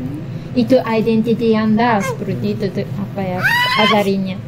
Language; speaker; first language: Indonesian; non-native, learner; Japanese